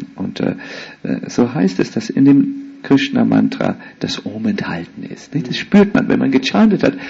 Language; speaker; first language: German; native; German